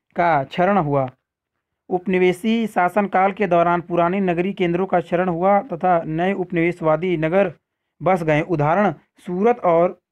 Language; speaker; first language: Hindi; native; Hindi